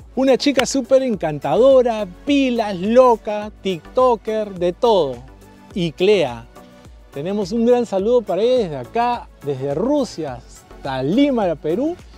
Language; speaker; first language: Spanish; native; Spanish